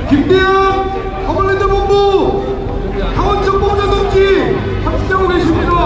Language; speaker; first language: Korean; native; Korean